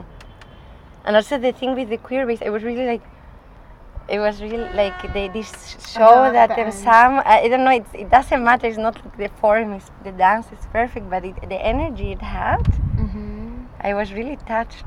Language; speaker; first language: English; non-native, fluent; Spanish